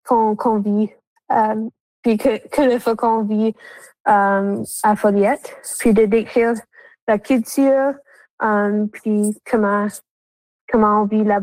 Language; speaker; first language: French; native; French